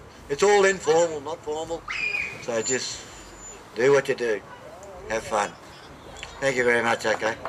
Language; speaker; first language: English; native; English